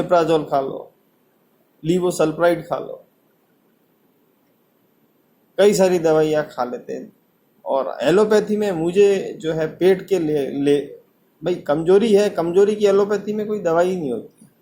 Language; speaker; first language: Hindi; native; Hindi